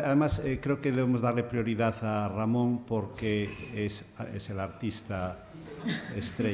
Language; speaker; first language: Spanish; native; Spanish